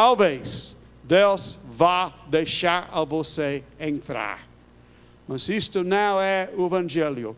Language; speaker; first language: Portuguese; non-native, fluent; English